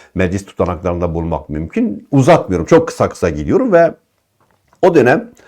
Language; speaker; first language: Turkish; native; Turkish